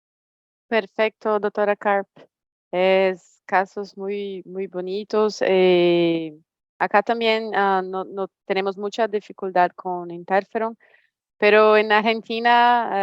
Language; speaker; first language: Spanish; non-native, fluent; Portuguese